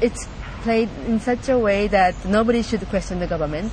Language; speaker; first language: English; non-native, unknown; Japanese